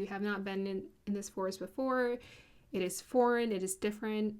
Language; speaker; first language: English; native; English